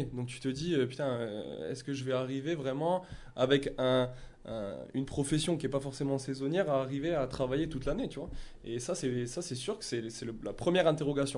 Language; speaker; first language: French; native; French